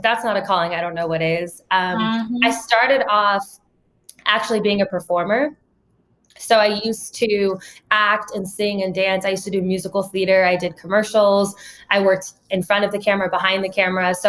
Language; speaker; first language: English; native; English